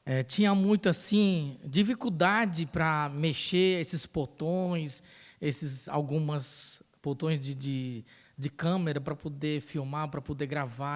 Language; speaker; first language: Portuguese; non-native, local second language; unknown